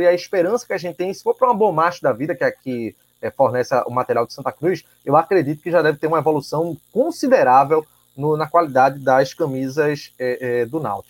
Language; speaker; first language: Portuguese; native; Portuguese